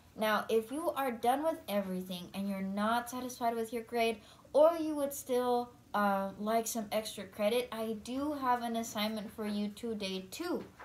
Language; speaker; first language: English; early bilingual, other home language; Spanish